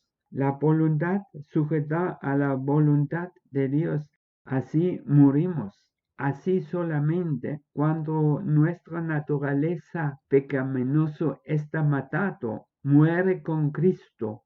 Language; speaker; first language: Spanish; non-native, fluent; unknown